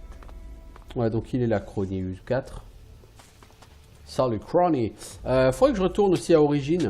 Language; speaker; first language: French; native; French